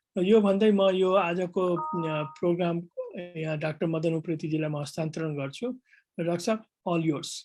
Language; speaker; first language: Nepali; native; Nepali